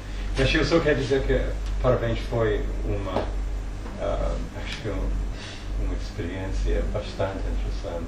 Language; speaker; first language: Portuguese; non-native, fluent; English